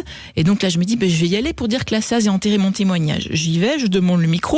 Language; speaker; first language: French; native; French